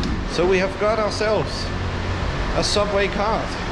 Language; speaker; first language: English; non-native, fluent; Danish